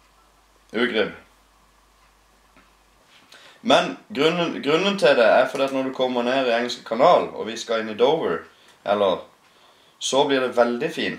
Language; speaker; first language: Norwegian; native; Norwegian